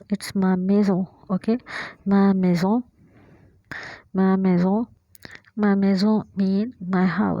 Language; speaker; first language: French; non-native, fluent; Hindi